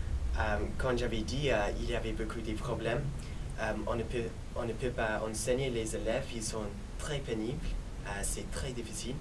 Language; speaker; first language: French; non-native, learner; English